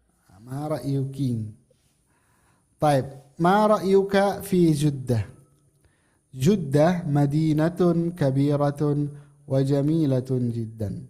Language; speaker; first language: Arabic; non-native, fluent; Indonesian